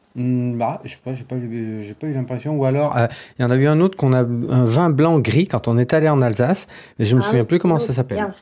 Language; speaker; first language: French; native; French